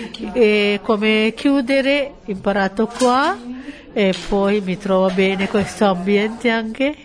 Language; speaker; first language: Italian; non-native, learner; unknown